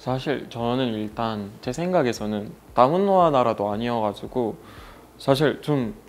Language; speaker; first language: Korean; non-native, fluent; Indonesian